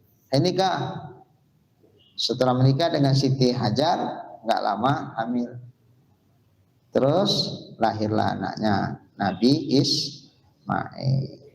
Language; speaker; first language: Indonesian; native; Indonesian